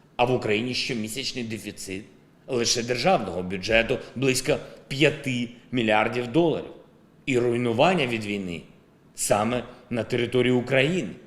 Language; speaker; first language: Ukrainian; non-native, local second language; Russian